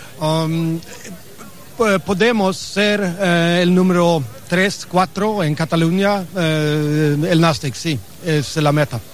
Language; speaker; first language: Spanish; non-native, learner; English